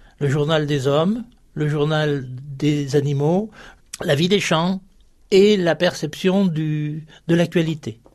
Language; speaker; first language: French; native; French